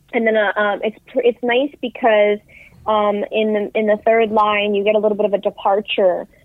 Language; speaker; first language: English; native; English